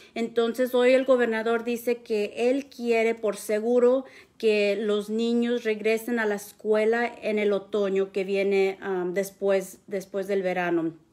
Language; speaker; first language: Spanish; early bilingual, heritage; Spanish